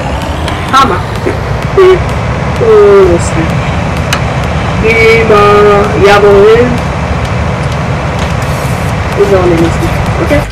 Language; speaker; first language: German; native; German